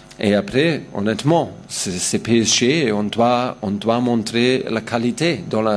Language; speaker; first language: French; non-native, learner; German